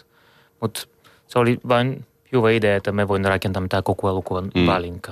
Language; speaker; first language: Finnish; non-native, learner; Bulgarian